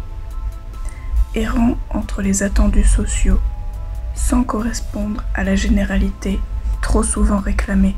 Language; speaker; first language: French; native; French